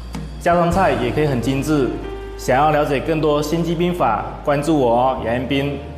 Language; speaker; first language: Chinese; native; Chinese